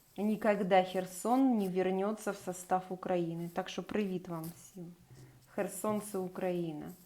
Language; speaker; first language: Ukrainian; non-native, local second language; Russian